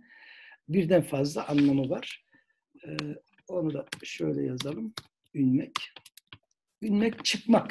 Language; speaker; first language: Turkish; native; Turkish